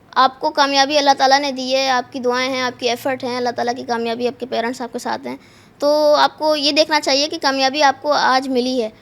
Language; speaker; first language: Urdu; native; Urdu